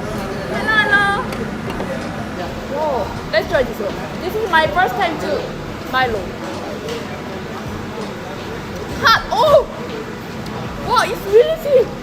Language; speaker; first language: English; non-native, learner; Japanese